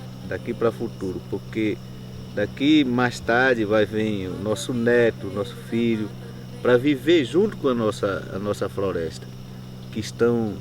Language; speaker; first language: Portuguese; non-native, local second language; Kayapó